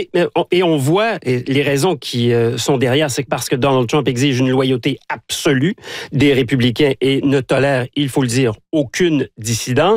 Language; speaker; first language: French; native; French